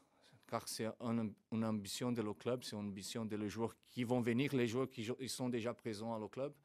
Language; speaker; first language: French; non-native, fluent; Portuguese